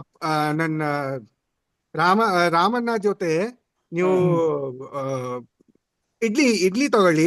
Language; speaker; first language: Kannada; non-native, learner; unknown